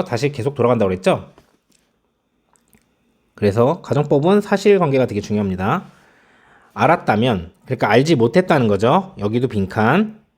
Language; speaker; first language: Korean; native; Korean